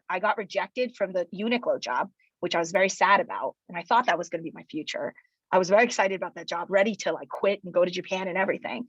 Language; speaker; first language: English; early bilingual, other home language; Chinese